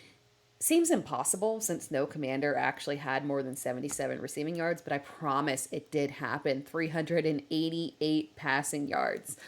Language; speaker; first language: English; native; English